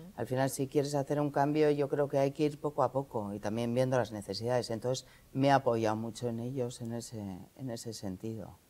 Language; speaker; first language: Spanish; native; Spanish